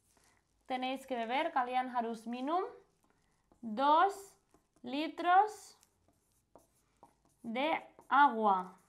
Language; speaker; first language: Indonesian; non-native, fluent; Spanish